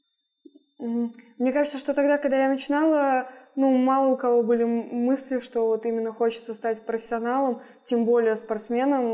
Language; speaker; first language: Russian; native; Russian